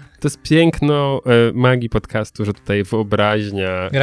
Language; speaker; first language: Polish; native; Polish